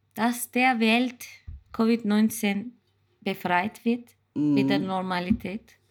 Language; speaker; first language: German; non-native, learner; Turkish